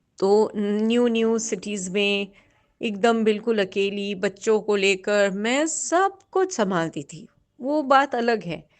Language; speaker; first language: Hindi; non-native, local second language; Bangla